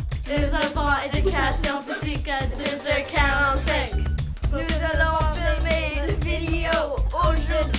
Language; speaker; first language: French; non-native, learner; English